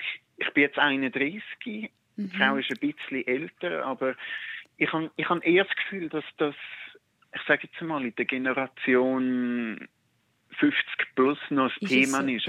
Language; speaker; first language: German; native; German